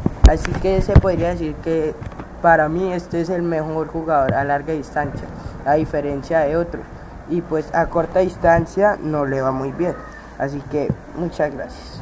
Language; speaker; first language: Spanish; native; Spanish